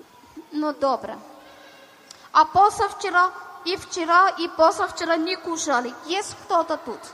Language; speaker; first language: Ukrainian; non-native, learner; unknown